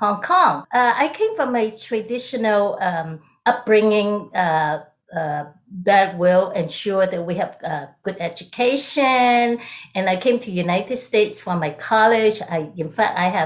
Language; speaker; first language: English; non-native, local second language; Cantonese